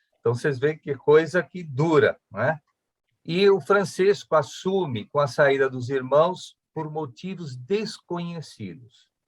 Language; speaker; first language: Portuguese; early bilingual, other home language; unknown